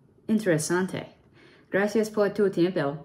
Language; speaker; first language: Spanish; non-native, learner; English